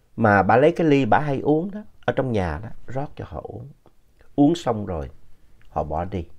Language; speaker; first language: Vietnamese; native; Vietnamese